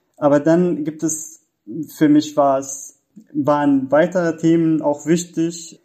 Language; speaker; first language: German; non-native, fluent; Arabic